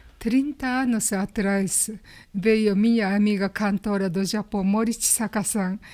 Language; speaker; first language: Portuguese; non-native, learner; Japanese